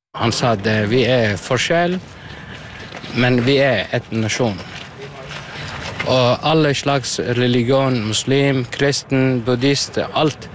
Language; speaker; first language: Norwegian; non-native, learner; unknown